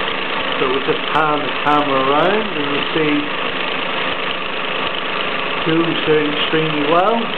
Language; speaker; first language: English; native; English